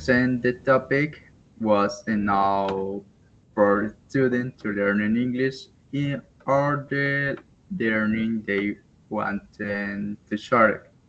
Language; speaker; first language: English; non-native, learner; Spanish